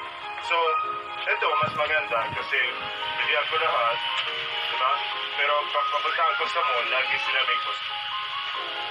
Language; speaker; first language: Filipino; non-native, learner; Arabic